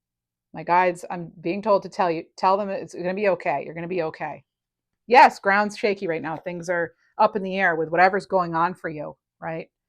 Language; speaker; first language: English; native; English